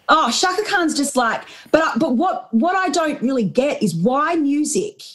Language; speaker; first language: English; native; English